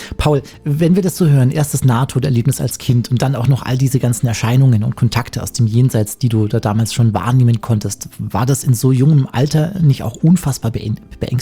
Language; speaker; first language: German; native; German